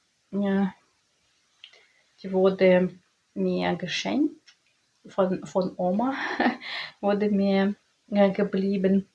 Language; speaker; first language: German; non-native, learner; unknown